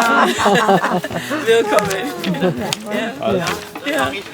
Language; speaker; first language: German; non-native, learner; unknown